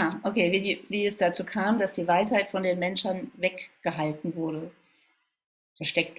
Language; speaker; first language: German; native; German